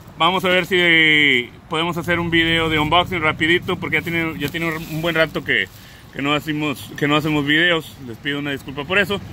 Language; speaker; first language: Spanish; early bilingual, heritage; Spanish